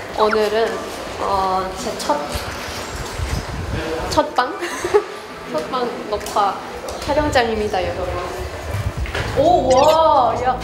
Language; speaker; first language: Korean; non-native, fluent; Thai